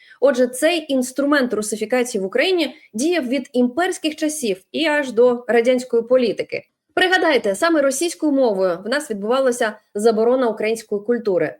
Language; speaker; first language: Ukrainian; non-native, local second language; Russian